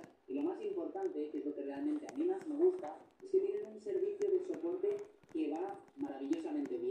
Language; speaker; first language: Spanish; native; Spanish